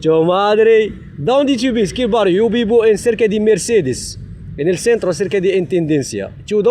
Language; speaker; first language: Spanish; non-native, learner; Arabic